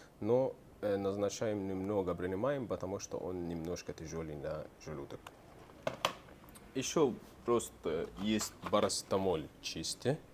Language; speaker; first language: Russian; non-native, learner; Arabic